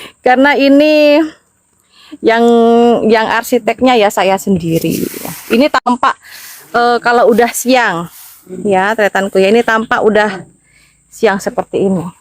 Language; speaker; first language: Indonesian; non-native, local second language; Madurese